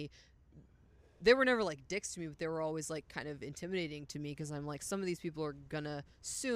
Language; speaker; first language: English; native; English